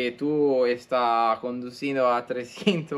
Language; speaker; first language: Spanish; non-native, learner; Italian